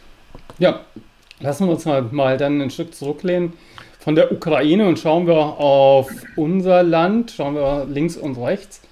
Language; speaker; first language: German; native; German